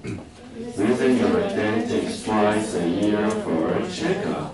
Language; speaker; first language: English; non-native, fluent; Chinese